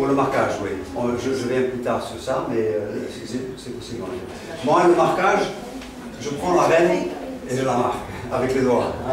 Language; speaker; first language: French; non-native, fluent; Dutch